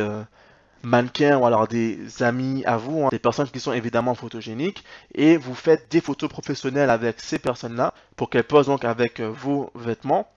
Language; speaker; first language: French; native; French